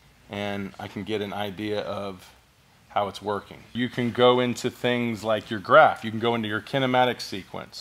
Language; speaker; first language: English; native; English